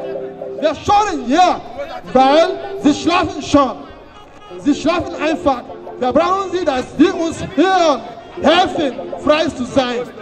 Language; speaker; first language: German; non-native, fluent; Igbo